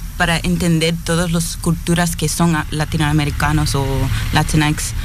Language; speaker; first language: Spanish; early bilingual, heritage; Spanish